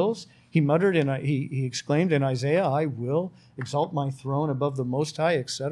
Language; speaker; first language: English; native; English